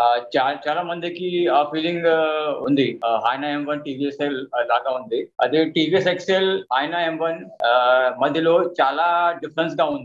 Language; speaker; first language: Telugu; non-native, local second language; Hindi